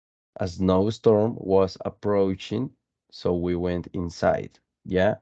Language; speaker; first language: English; non-native, fluent; Spanish